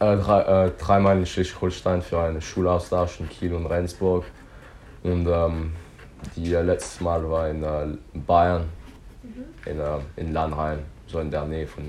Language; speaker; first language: German; non-native, learner; English